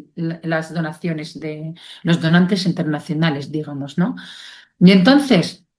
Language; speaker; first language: Spanish; non-native, fluent; Arabic